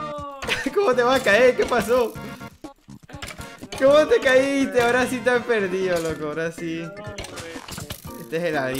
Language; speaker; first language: Spanish; native; Spanish